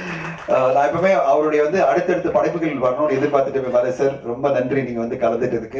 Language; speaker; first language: Tamil; native; Tamil